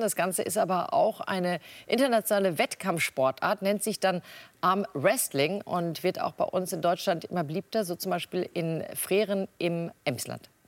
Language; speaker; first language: German; native; German